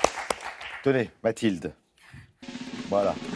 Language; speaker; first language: French; native; French